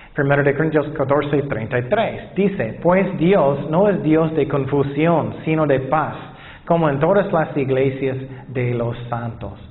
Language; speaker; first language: Spanish; non-native, fluent; English